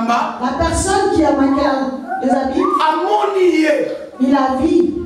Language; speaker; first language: French; non-native, local second language; Lingala